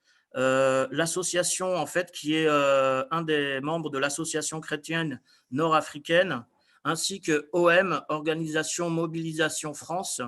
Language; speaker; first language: French; native; French